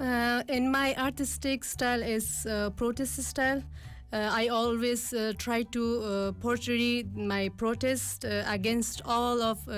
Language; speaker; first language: English; non-native, learner; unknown